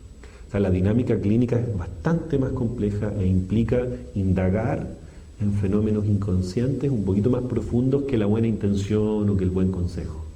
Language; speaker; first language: Spanish; native; Spanish